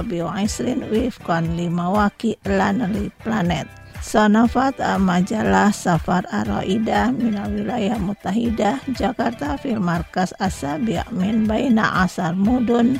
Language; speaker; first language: Arabic; non-native, fluent; Indonesian